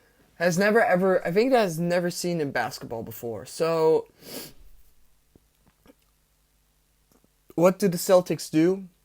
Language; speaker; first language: English; native; English